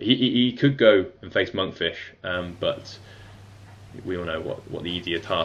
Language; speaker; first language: English; native; English